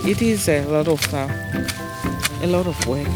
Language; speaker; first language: English; non-native, local second language; Shona